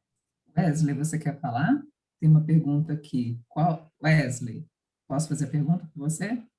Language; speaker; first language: Portuguese; native; Portuguese